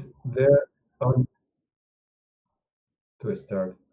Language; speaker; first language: English; non-native, learner; Spanish